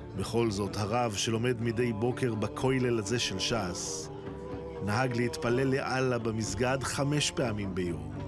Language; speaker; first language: Hebrew; native; Hebrew